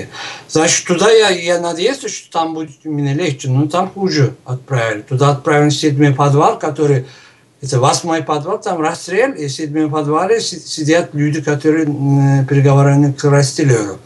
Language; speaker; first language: Russian; non-native, local second language; Uzbek